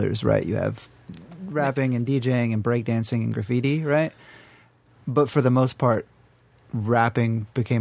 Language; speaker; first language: English; native; English